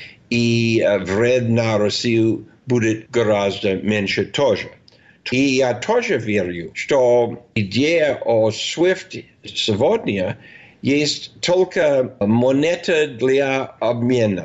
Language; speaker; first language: Russian; non-native, fluent; English